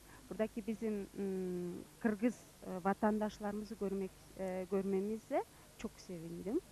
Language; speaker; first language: Turkish; non-native, learner; Kyrgyz